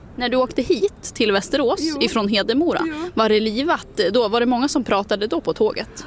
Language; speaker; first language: Swedish; native; Swedish